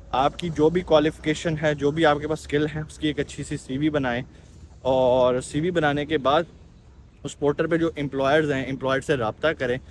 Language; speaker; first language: Urdu; native; Urdu